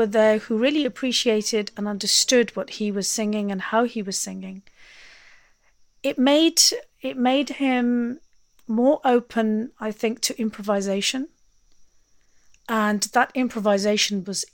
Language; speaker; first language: English; native; English